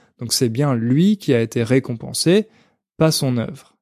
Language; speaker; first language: French; native; French